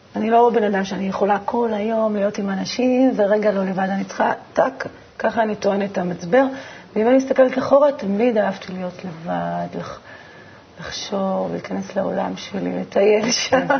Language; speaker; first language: Hebrew; native; Hebrew